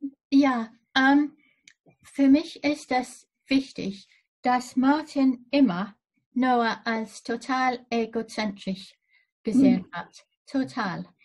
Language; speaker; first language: German; non-native, fluent; English